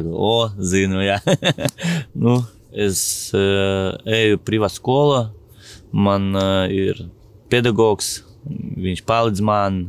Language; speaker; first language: Latvian; non-native, local second language; Russian